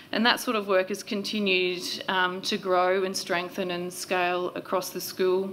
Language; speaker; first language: English; native; English